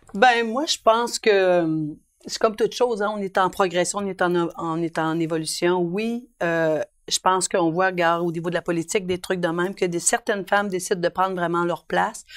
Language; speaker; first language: French; native; French